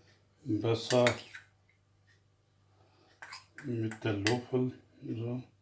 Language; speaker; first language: German; non-native, fluent; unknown